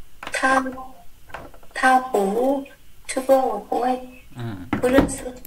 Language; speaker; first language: Chinese; non-native, learner; Vietnamese